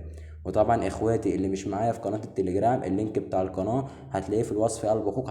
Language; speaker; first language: Arabic; native; Arabic